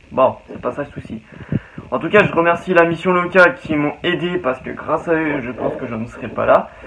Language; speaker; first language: French; native; French